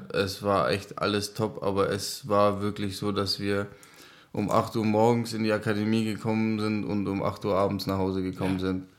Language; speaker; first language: German; non-native, fluent; Czech